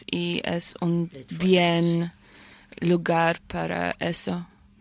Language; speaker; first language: Spanish; non-native, learner; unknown